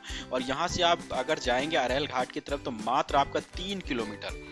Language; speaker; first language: Hindi; native; Hindi